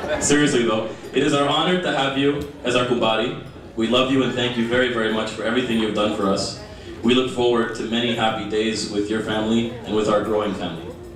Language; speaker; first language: English; early bilingual, other home language; Greek